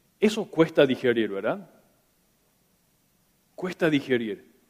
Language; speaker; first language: Spanish; non-native, local second language; German